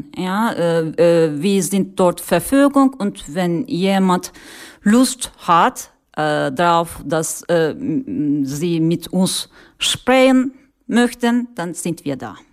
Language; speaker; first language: German; non-native, learner; Turkish